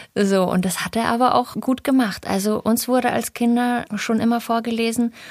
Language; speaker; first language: German; early bilingual, other home language; Russian